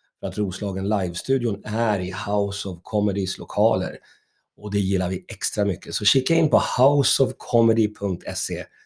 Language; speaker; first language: Swedish; native; Swedish